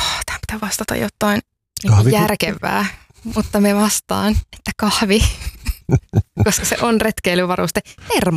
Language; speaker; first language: Finnish; native; Finnish